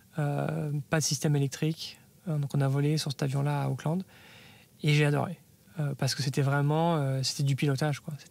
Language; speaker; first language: French; native; French